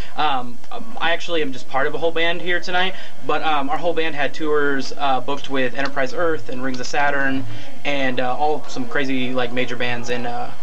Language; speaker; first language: English; native; English